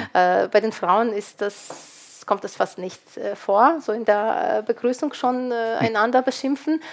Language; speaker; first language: German; non-native, fluent; Ukrainian